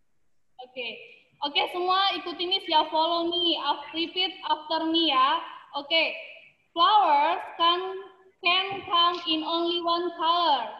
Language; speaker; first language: English; non-native, learner; Indonesian